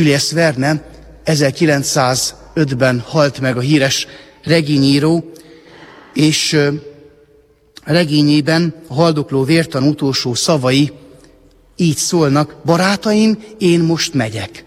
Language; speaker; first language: Hungarian; native; Hungarian